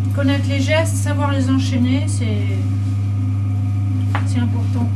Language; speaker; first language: French; native; French